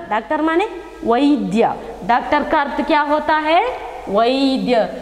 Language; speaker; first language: Hindi; non-native, local second language; Kannada